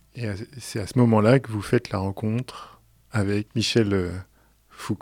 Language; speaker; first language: French; native; French